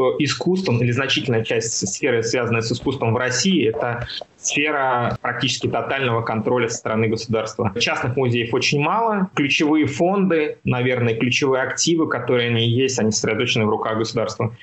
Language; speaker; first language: Russian; native; Russian